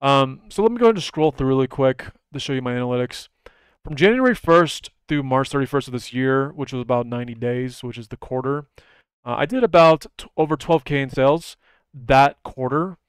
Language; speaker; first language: English; native; English